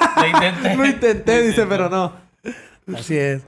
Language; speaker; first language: Spanish; native; Spanish